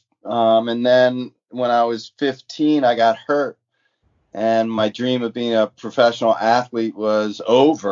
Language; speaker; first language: English; native; English